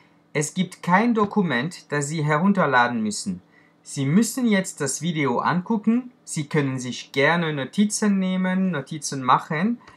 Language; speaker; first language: German; non-native, fluent; French